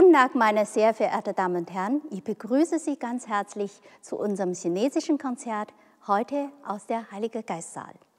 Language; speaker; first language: German; non-native, fluent; Chinese